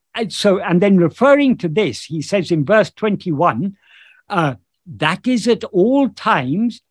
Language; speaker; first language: English; native; English